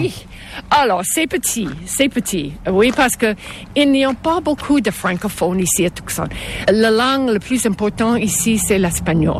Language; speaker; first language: French; non-native, local second language; English